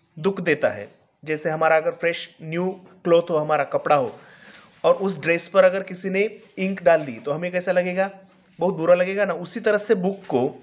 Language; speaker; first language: Hindi; non-native, local second language; Marathi